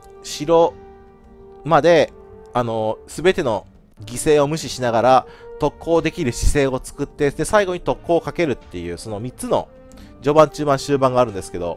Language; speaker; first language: Japanese; native; Japanese